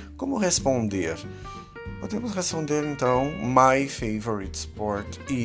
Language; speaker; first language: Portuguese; native; Portuguese